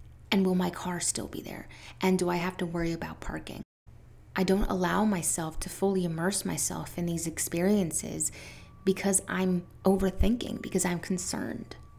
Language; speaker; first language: English; early bilingual, other home language; Spanish